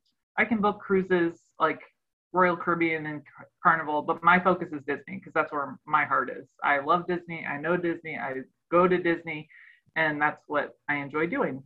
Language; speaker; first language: English; native; English